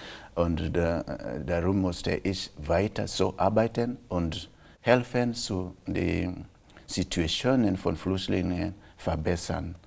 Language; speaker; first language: German; non-native, local second language; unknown